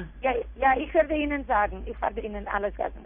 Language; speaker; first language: German; non-native, fluent; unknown